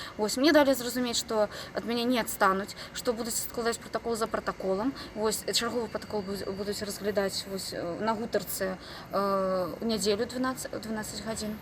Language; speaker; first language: Belarusian; non-native, local second language; Russian